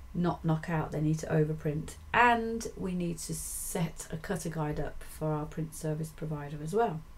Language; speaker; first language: English; native; English